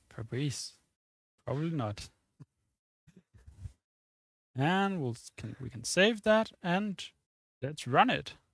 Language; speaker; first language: English; non-native, fluent; Danish